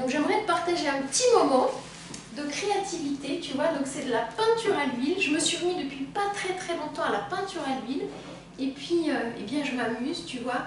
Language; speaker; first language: French; native; French